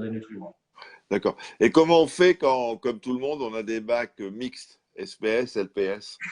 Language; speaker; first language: French; native; French